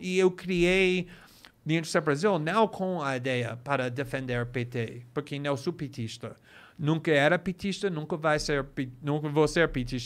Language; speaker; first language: Portuguese; non-native, fluent; English